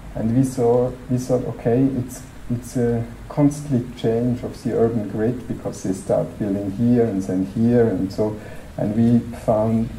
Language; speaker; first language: English; non-native, fluent; German